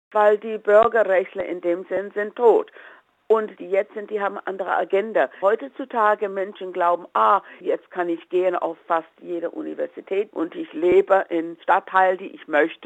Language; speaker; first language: German; non-native, fluent; English